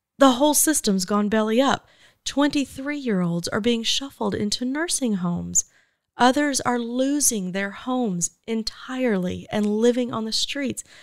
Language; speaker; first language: English; native; English